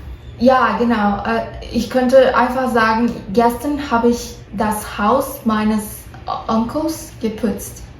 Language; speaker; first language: German; non-native, learner; Portuguese